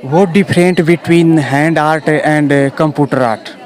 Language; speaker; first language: English; non-native, local second language; Hindi